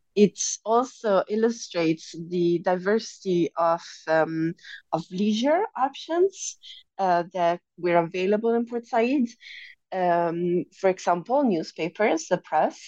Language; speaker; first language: English; non-native, fluent; Italian